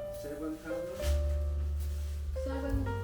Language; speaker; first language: English; non-native, learner; Korean